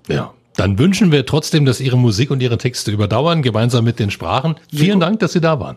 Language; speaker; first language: German; native; German